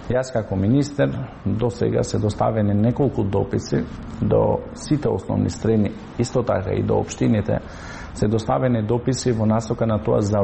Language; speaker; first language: Macedonian; non-native, local second language; Albanian